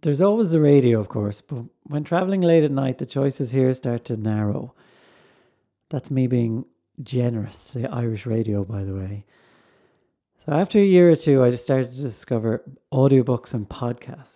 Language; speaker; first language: English; native; English